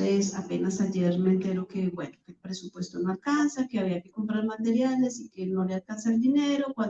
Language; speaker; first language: Spanish; native; Spanish